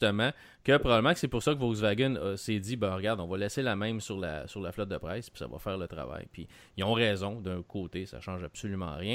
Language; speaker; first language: French; native; French